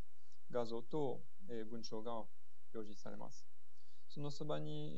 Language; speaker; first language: Japanese; non-native, fluent; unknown